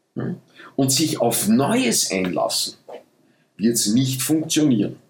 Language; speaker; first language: German; early bilingual, other home language; Dutch